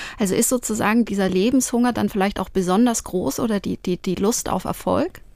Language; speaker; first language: German; native; German